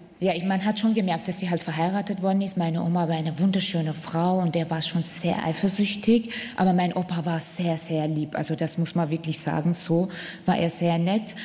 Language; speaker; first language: German; non-native, fluent; Central Kurdish